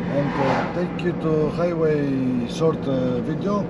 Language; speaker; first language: English; non-native, learner; Greek